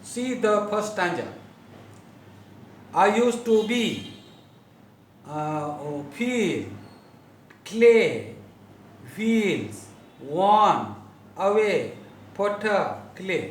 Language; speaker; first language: English; non-native, local second language; Gujarati